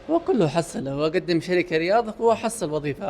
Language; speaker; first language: Arabic; non-native, learner; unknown